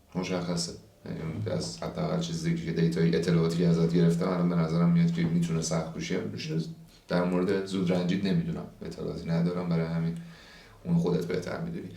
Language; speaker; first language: Persian; native; Persian